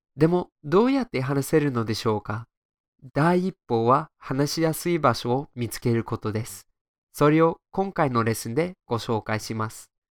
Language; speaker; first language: Japanese; non-native, fluent; English